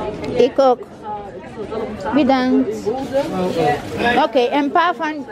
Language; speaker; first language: Dutch; non-native, learner; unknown